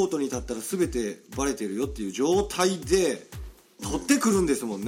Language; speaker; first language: Japanese; native; Japanese